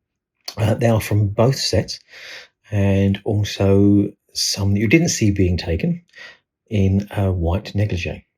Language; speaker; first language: English; native; English